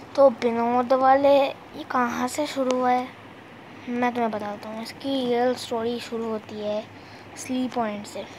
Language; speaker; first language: Hindi; non-native, local second language; Bangla